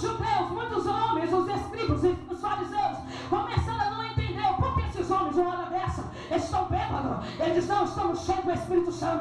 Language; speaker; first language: Portuguese; native; Portuguese